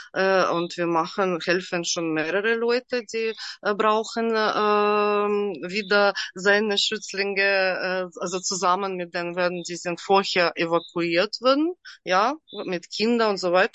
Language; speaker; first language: German; non-native, learner; Russian